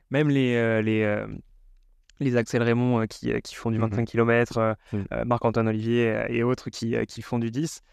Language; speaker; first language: French; native; French